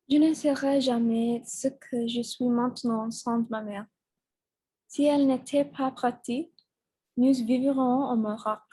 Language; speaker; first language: French; non-native, learner; English